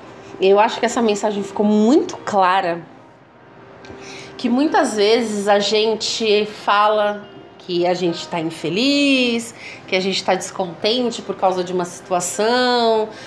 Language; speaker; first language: Portuguese; native; Portuguese